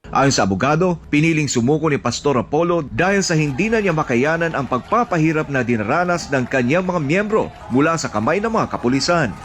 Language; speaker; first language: Filipino; native; Filipino